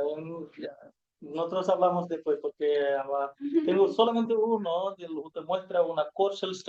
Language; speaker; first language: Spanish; non-native, learner; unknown